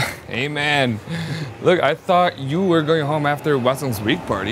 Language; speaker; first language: English; non-native, fluent; Portuguese